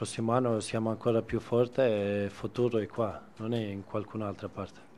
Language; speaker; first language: Italian; non-native, fluent; Swedish